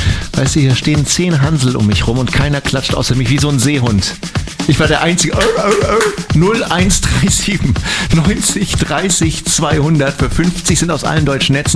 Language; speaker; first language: German; native; German